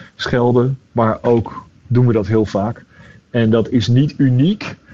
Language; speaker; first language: Dutch; native; Dutch